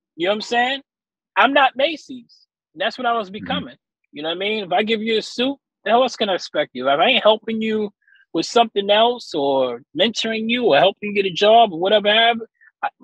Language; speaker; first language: English; native; English